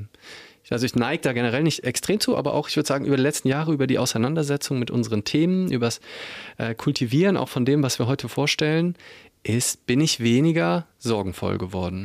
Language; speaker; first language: German; native; German